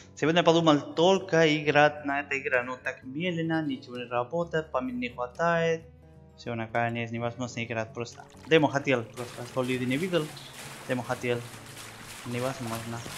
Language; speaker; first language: Russian; non-native, learner; Spanish